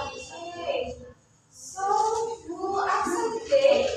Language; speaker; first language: English; non-native, learner; Indonesian